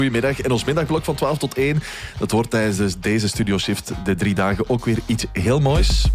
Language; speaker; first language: Dutch; native; Dutch